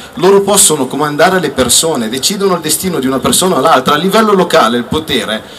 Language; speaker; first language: Italian; native; Italian